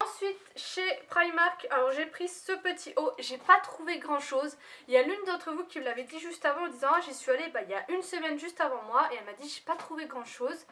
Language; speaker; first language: French; native; French